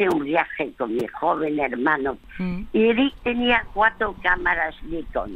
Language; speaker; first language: Spanish; early bilingual, other home language; French